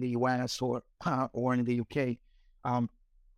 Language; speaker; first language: English; non-native, fluent; Portuguese